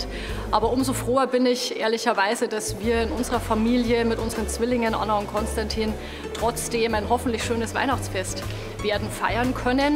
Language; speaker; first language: German; native; German